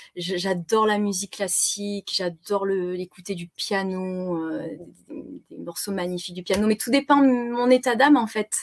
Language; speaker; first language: French; native; French